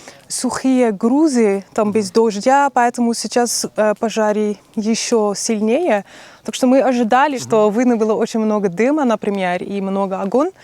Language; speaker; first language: Russian; non-native, learner; Dutch